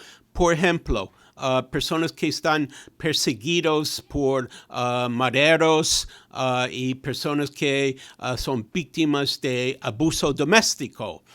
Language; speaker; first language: Spanish; non-native, fluent; English